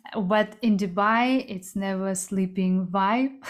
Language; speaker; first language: English; early bilingual, other home language; Korean